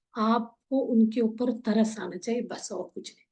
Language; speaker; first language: Hindi; non-native, local second language; Kannada